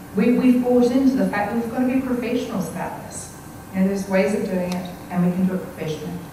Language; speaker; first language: English; native; English